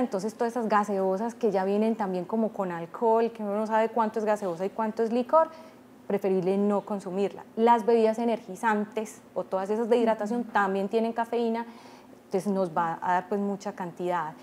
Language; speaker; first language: Spanish; native; Spanish